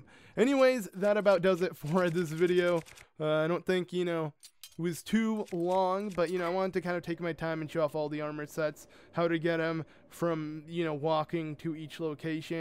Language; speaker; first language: English; native; English